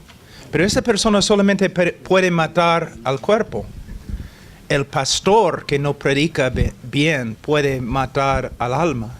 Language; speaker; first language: Spanish; non-native, fluent; English